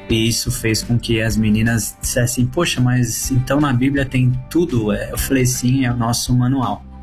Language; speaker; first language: Portuguese; native; Portuguese